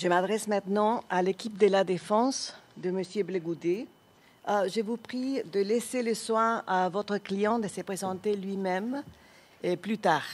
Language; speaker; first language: French; non-native, fluent; Spanish